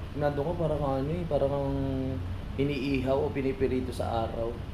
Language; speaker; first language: Filipino; native; Filipino